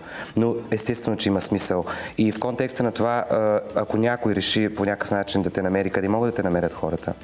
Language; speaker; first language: Bulgarian; native; Bulgarian